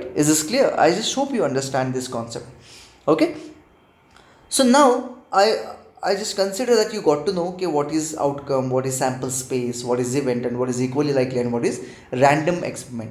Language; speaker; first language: English; non-native, local second language; Hindi